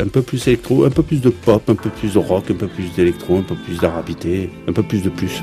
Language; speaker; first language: French; early bilingual, other home language; Arabic